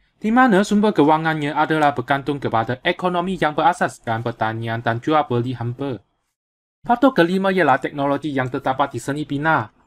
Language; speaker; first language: Malay; non-native, local second language; Chinese